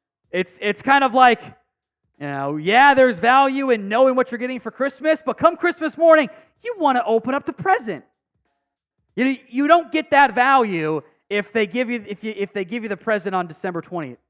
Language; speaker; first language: English; native; English